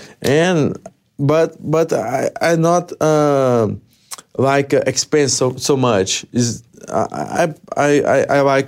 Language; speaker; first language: English; non-native, learner; Portuguese